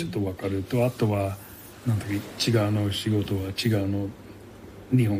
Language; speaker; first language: Japanese; non-native, learner; English